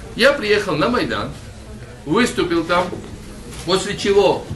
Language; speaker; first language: Russian; non-native, local second language; Georgian